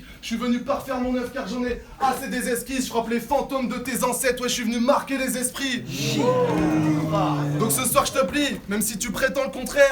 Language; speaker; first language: French; native; French